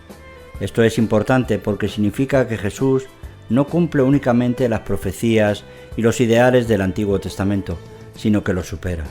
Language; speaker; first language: Spanish; native; Spanish